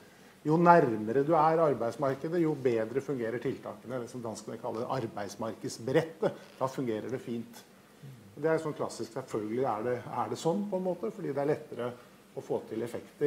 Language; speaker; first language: Norwegian; native; Norwegian